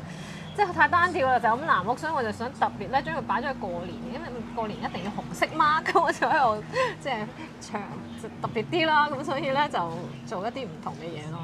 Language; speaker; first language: Cantonese; native; Cantonese